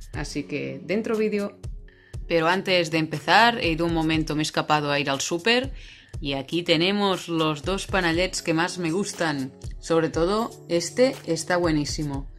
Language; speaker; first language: Spanish; non-native, local second language; Catalan